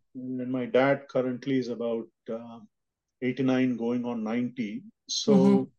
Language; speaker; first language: English; non-native, local second language; Telugu